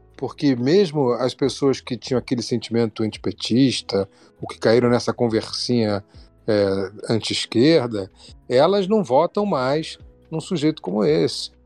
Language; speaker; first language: Portuguese; native; Portuguese